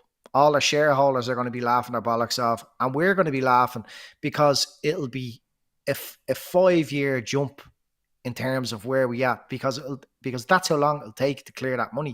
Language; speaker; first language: English; native; English